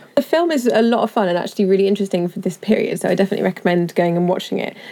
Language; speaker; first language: English; native; English